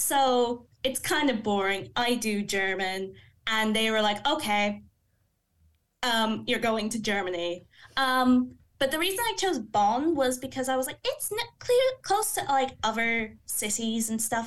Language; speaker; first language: English; native; English